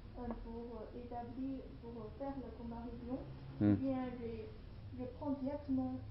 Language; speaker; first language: French; non-native, learner; Chinese